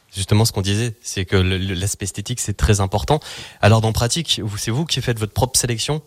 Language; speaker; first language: French; native; French